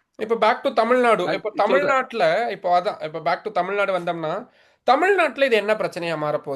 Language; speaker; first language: Tamil; native; Tamil